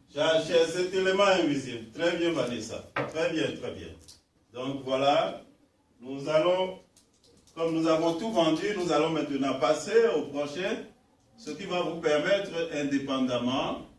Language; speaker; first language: French; non-native, fluent; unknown